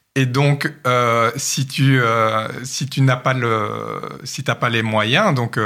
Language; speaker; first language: French; native; French